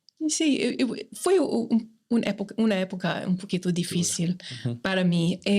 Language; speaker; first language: Spanish; non-native, fluent; English